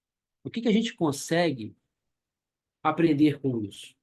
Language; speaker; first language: Portuguese; native; Portuguese